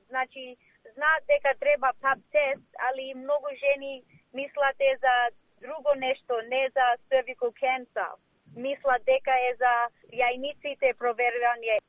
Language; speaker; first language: Macedonian; early bilingual, heritage; Macedonian